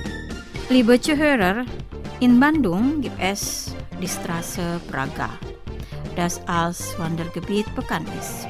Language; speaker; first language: German; non-native, fluent; Indonesian